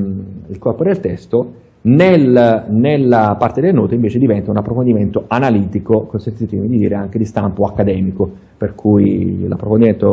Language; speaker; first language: Italian; native; Italian